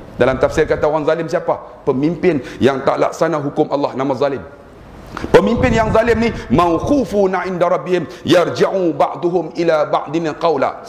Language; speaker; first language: Malay; native; Malay